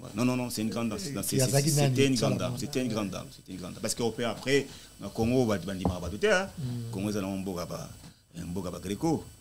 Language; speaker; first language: French; non-native, local second language; Lingala